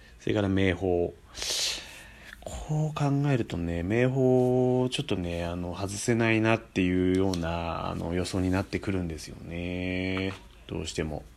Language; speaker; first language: Japanese; native; Japanese